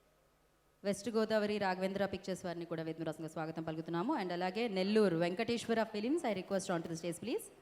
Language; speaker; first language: Telugu; native; Telugu